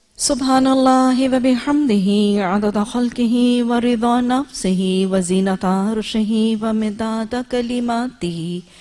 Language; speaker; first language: Urdu; native; Urdu